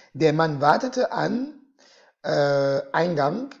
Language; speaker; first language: German; non-native, fluent; French